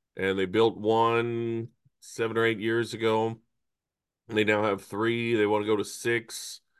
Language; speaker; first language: English; native; English